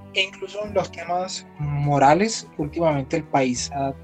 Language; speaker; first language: Spanish; native; Spanish